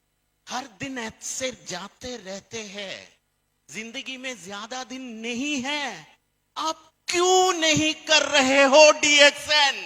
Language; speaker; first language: Hindi; non-native, fluent; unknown